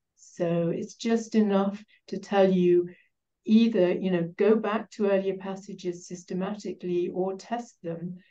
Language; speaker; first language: English; native; English